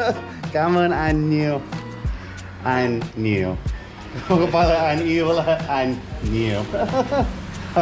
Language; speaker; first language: Vietnamese; non-native, learner; English